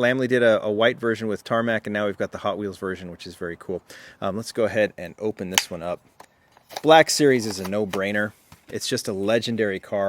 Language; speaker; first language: English; native; English